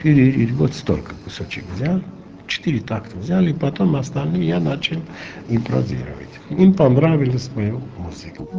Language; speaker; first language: Russian; non-native, local second language; Armenian